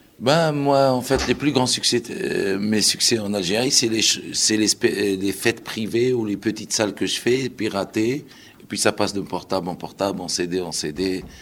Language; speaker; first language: French; non-native, local second language; Arabic